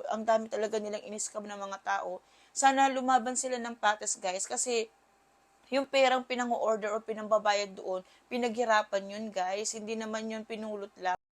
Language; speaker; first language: Filipino; native; Filipino